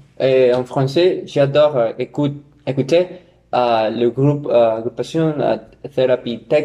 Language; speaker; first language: French; non-native, learner; Spanish